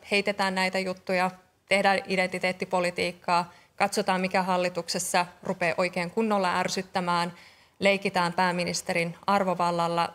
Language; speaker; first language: Finnish; early bilingual, other home language; Persian